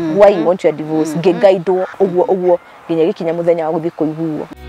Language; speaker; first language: Kikuyu; non-native, local second language; Meru